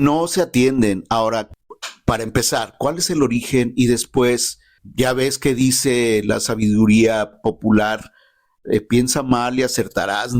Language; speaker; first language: Spanish; native; Spanish